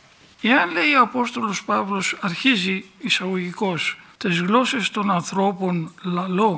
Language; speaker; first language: Greek; native; Greek